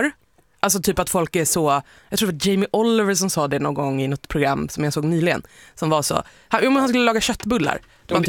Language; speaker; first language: Swedish; native; Swedish